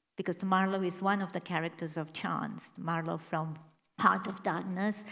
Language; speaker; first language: English; non-native, fluent; Catalan